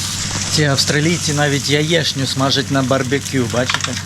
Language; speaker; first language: Ukrainian; native; Ukrainian